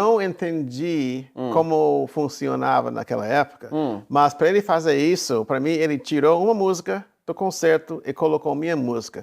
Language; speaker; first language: Portuguese; non-native, fluent; English